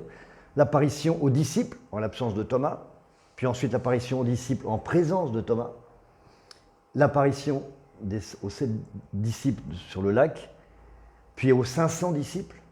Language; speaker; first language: French; native; French